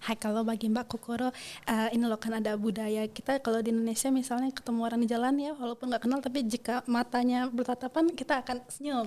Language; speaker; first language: Indonesian; non-native, fluent; Japanese